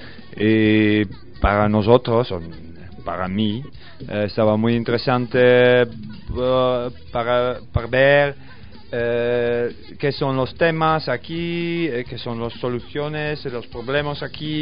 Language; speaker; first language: Spanish; non-native, learner; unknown